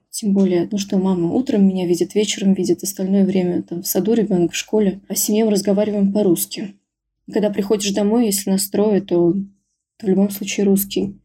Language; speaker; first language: Russian; native; Russian